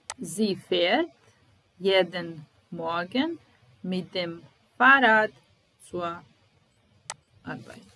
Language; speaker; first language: German; non-native, fluent; Serbian